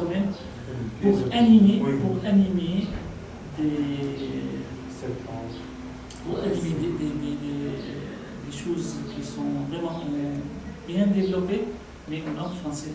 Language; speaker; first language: French; non-native, fluent; Arabic